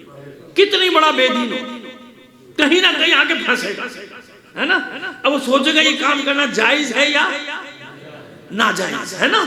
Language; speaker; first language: Urdu; native; Urdu